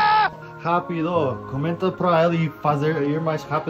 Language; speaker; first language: Portuguese; non-native, learner; English